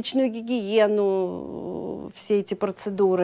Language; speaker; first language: Russian; native; Russian